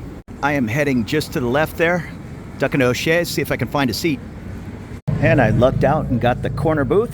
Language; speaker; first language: English; native; English